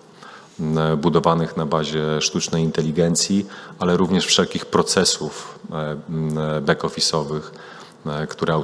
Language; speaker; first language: Polish; native; Polish